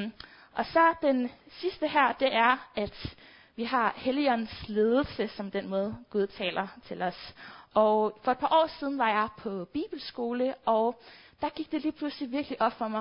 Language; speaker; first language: Danish; native; Danish